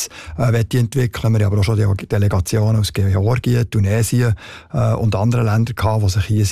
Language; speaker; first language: German; native; German